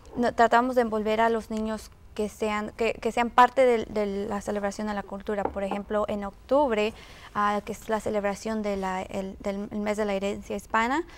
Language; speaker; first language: Spanish; native; Spanish